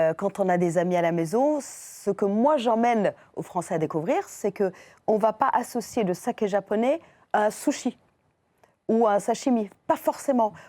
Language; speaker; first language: French; non-native, fluent; Persian